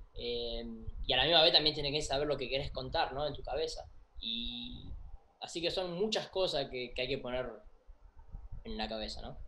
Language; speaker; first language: Spanish; native; Spanish